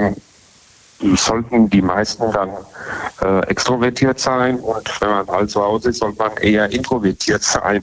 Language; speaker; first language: German; native; German